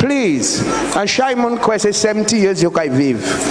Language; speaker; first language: English; non-native, local second language; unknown